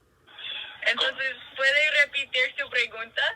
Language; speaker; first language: Spanish; non-native, learner; English